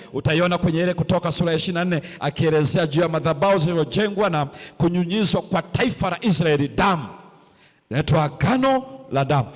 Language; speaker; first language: Swahili; native; Swahili